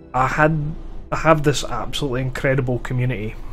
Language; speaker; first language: English; native; English